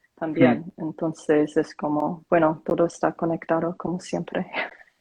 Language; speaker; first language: Spanish; non-native, fluent; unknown